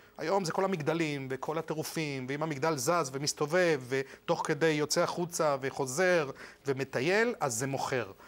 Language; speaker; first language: Hebrew; non-native, fluent; Spanish